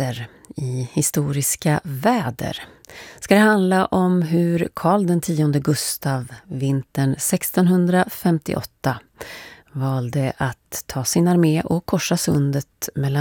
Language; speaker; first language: Swedish; native; Swedish